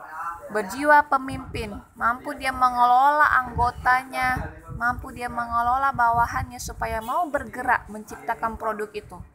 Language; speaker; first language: Indonesian; native; Indonesian